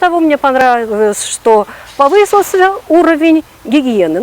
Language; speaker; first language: Russian; non-native, local second language; Ukrainian